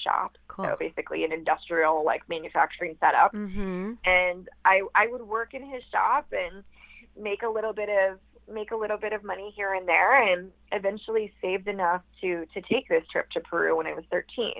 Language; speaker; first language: English; native; English